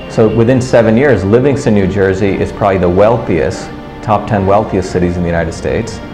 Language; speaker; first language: English; early bilingual, other home language; Tamil